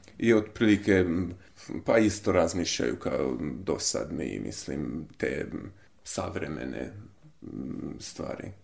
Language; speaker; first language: Serbian; non-native, local second language; Hungarian